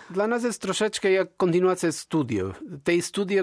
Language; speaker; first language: Polish; non-native, learner; Portuguese